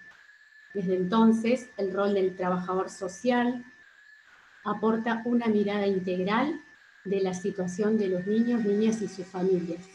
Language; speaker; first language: Spanish; native; Spanish